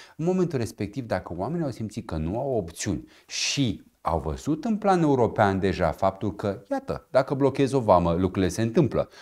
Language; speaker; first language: Romanian; native; Romanian